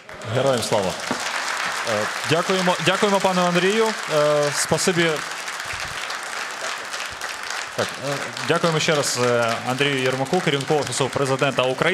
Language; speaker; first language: Ukrainian; native; Ukrainian